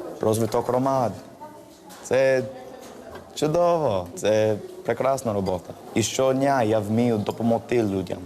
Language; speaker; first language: Ukrainian; non-native, learner; English